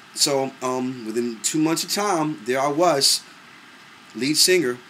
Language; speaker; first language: English; native; English